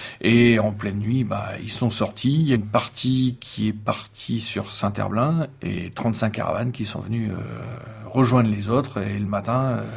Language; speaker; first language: French; native; French